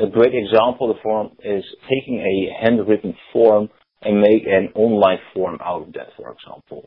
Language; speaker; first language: English; non-native, fluent; Dutch